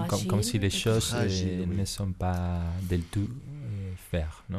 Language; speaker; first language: French; non-native, fluent; Spanish